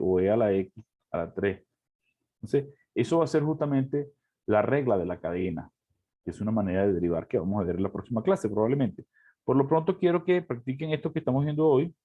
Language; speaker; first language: Spanish; native; Spanish